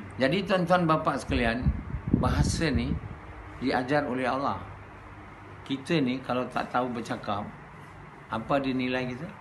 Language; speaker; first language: Malay; native; Malay